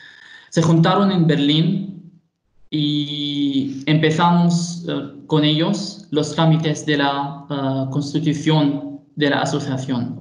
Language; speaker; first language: Spanish; non-native, fluent; Arabic